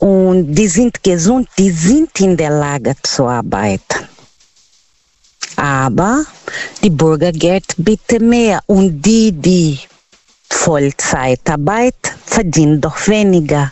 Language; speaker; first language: German; non-native, fluent; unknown